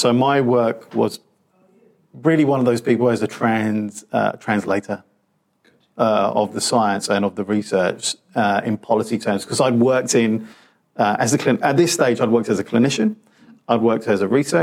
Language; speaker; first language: English; non-native, local second language; Punjabi